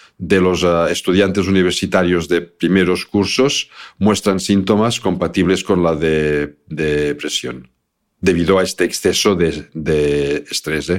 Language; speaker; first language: Spanish; native; Spanish